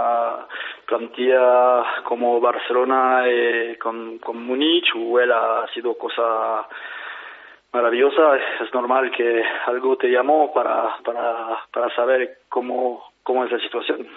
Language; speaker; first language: Spanish; non-native, fluent; French